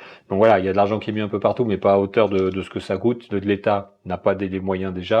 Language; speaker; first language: French; native; French